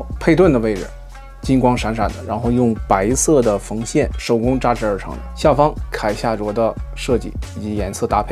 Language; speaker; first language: Chinese; native; Chinese